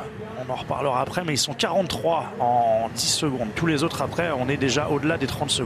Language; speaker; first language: French; native; French